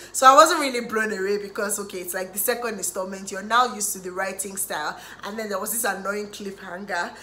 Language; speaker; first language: English; native; English